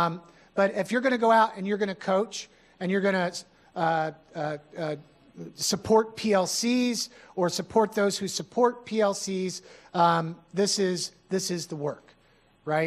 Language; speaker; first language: English; native; English